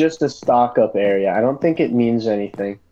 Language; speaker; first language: English; native; English